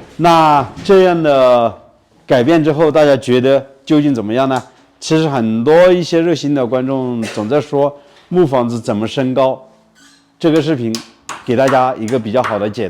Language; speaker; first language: Chinese; native; Chinese